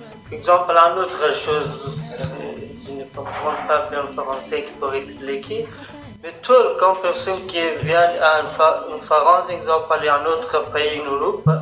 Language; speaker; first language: French; non-native, learner; Persian